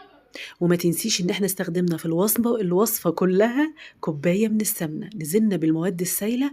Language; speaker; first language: Arabic; native; Arabic